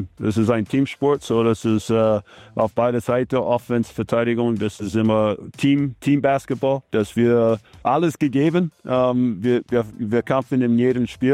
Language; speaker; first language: German; non-native, fluent; English